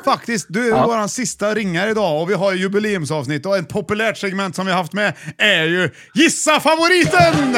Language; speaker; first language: Swedish; native; Swedish